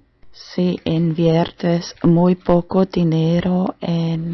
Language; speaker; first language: Spanish; non-native, fluent; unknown